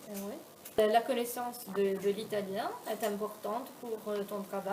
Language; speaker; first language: French; non-native, fluent; Italian